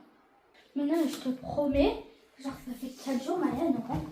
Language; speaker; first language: French; native; French